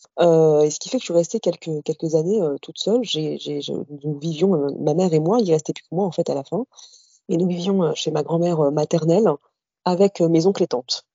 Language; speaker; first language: French; early bilingual, other home language; Kabyle